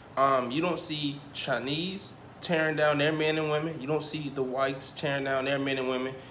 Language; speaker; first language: English; native; English